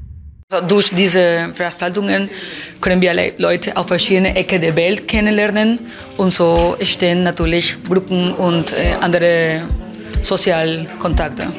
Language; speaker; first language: German; non-native, fluent; Spanish